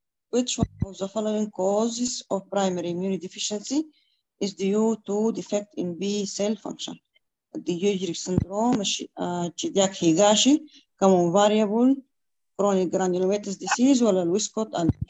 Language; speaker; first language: English; non-native, fluent; Arabic